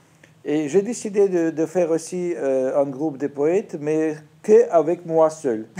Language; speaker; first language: French; non-native, fluent; Russian